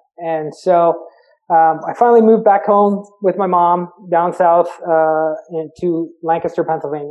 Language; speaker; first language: English; native; English